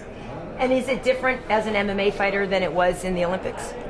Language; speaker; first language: English; native; English